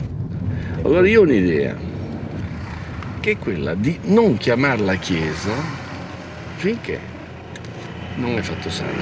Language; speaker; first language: Italian; native; Italian